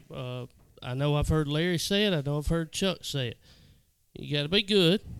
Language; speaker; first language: English; native; English